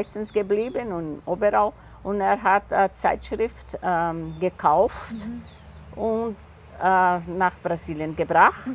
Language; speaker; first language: German; non-native, local second language; Portuguese